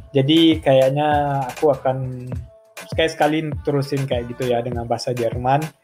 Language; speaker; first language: Indonesian; early bilingual, heritage; German